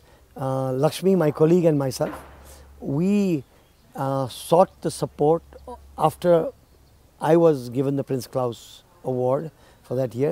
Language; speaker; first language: English; non-native, local second language; Nepali